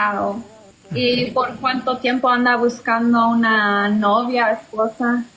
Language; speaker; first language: Spanish; early bilingual, heritage; Spanish